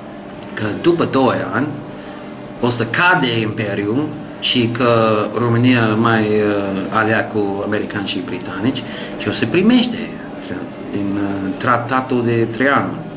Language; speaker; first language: Romanian; non-native, learner; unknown